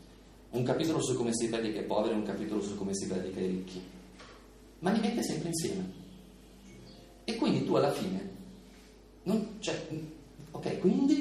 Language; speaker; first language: Italian; native; Italian